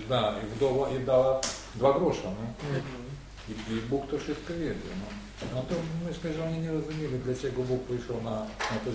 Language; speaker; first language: Polish; non-native, learner; Russian